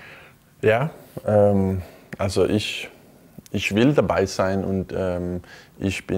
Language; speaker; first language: German; non-native, fluent; Danish